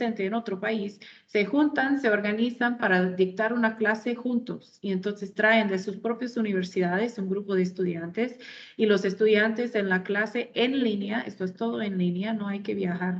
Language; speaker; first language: Spanish; non-native, fluent; English